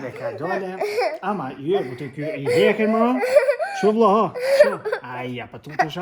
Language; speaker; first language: Albanian; native; Albanian